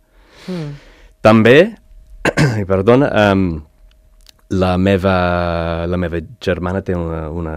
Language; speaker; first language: Catalan; non-native, learner; English